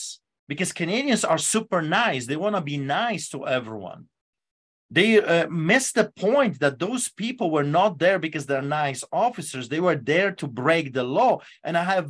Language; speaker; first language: English; non-native, fluent; Polish